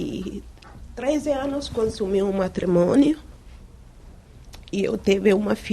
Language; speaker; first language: Portuguese; non-native, fluent; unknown